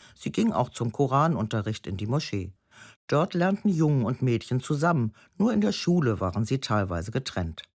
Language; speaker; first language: German; native; German